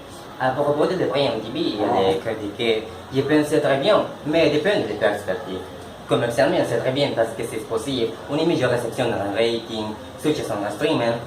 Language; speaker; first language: French; non-native, learner; Spanish